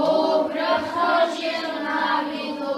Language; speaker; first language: Russian; non-native, learner; Mongolian